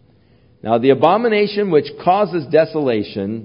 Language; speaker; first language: English; native; English